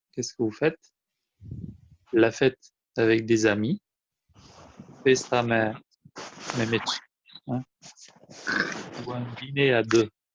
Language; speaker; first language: French; non-native, fluent; Albanian